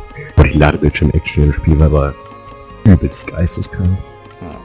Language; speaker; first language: German; native; German